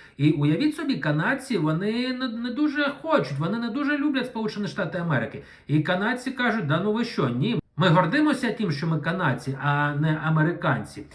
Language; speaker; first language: Ukrainian; non-native, local second language; Russian